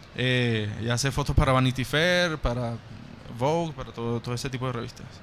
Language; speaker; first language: Spanish; native; Spanish